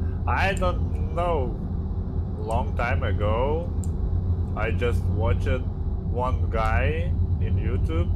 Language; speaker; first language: English; non-native, learner; Lithuanian